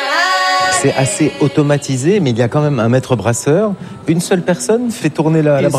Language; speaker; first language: French; native; French